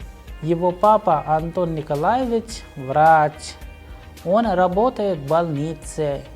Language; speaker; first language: Russian; non-native, fluent; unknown